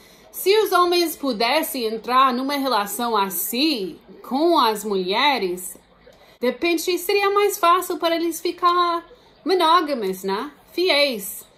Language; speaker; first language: Portuguese; non-native, fluent; English